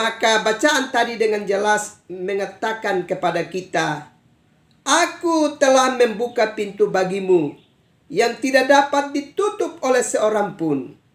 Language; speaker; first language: Indonesian; native; Indonesian